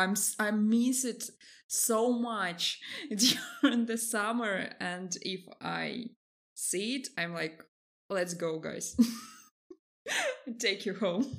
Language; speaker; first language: English; non-native, fluent; Russian